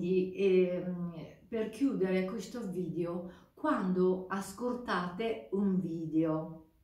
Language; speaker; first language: Italian; non-native, fluent; Japanese